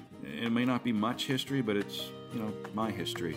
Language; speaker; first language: English; native; English